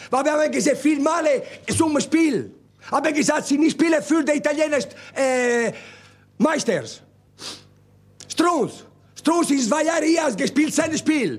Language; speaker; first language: German; non-native, learner; Italian